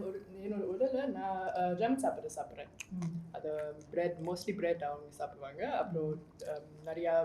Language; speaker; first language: Tamil; non-native, learner; German